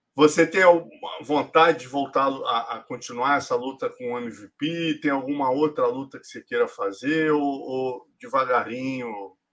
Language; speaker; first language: Portuguese; native; Portuguese